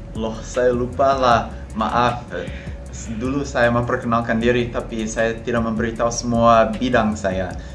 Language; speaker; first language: Indonesian; non-native, fluent; English